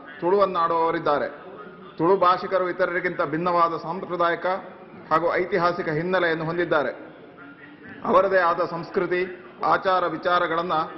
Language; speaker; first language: Kannada; non-native, local second language; Tulu